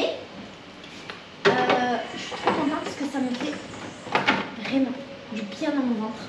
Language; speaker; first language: French; native; French